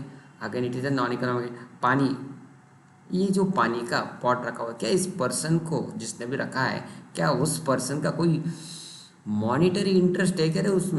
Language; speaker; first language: Hindi; non-native, local second language; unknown